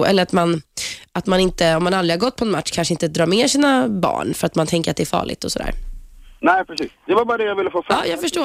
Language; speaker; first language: Swedish; native; Swedish